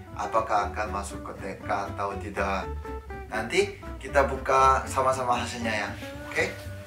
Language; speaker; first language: Indonesian; non-native, fluent; Korean